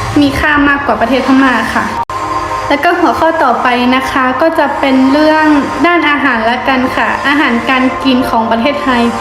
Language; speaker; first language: Thai; early bilingual, other home language; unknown